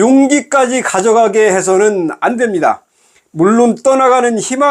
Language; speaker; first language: Korean; native; Korean